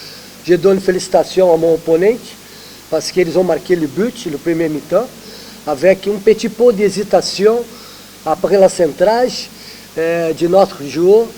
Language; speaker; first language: French; non-native, learner; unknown